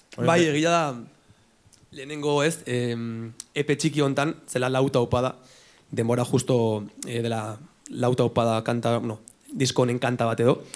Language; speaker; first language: Basque; native; Basque